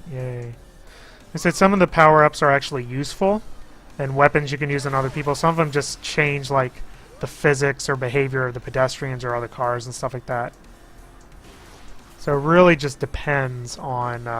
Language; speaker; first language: English; native; English